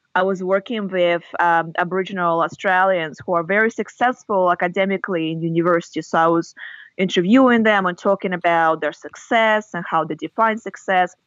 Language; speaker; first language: English; non-native, fluent; Russian